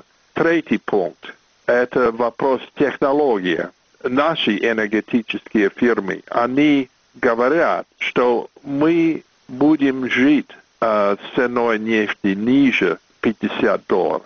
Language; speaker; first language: Russian; non-native, fluent; English